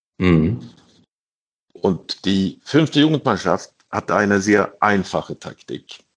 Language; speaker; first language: German; non-native, fluent; Swedish